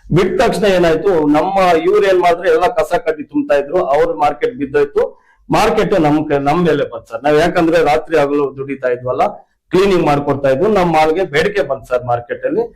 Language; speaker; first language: Kannada; native; Kannada